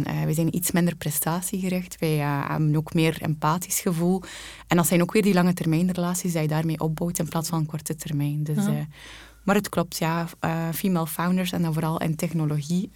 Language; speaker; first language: Dutch; native; Dutch